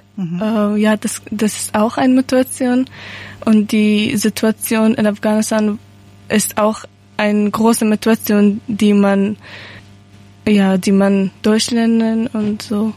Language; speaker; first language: German; non-native, learner; Persian